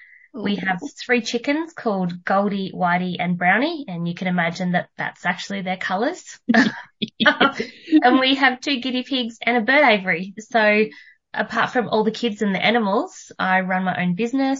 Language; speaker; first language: English; native; English